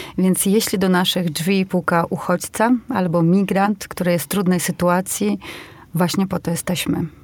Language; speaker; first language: Polish; native; Polish